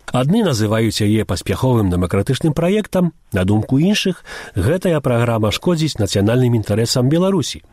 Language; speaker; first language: Belarusian; early bilingual, heritage; Belarusian